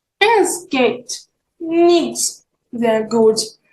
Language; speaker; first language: German; non-native, fluent; Ukrainian